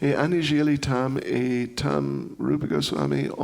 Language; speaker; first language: Russian; non-native, learner; English